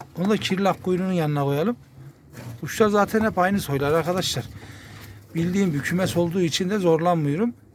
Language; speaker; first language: Turkish; native; Turkish